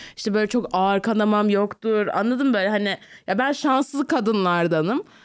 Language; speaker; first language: Turkish; native; Turkish